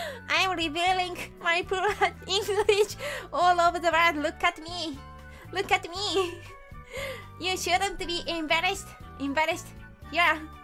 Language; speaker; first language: English; non-native, learner; Japanese